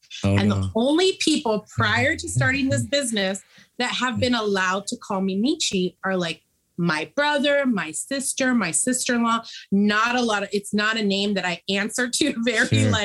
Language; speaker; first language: English; native; English